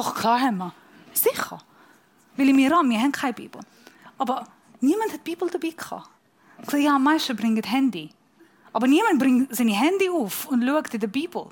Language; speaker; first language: German; non-native, fluent; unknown